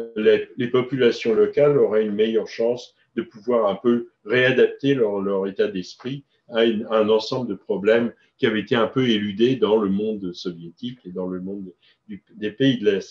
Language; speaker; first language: French; native; French